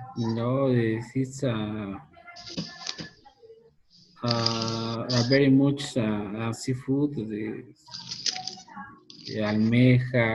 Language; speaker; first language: English; non-native, learner; Spanish